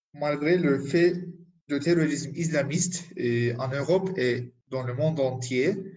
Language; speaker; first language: French; non-native, fluent; Turkish